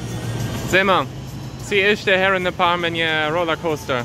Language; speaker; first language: Albanian; early bilingual, heritage; Albanian